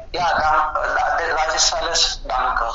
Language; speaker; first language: German; non-native, learner; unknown